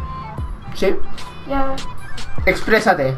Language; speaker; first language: Spanish; native; Spanish